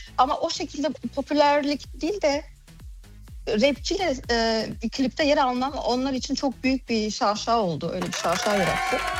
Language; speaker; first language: Turkish; early bilingual, heritage; Turkish